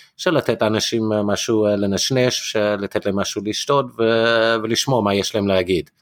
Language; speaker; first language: Hebrew; non-native, fluent; English